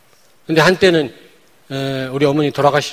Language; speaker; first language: Korean; native; Korean